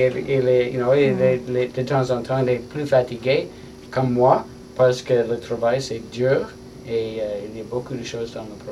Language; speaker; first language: French; non-native, learner; English